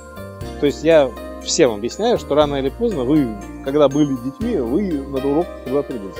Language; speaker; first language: Russian; native; Russian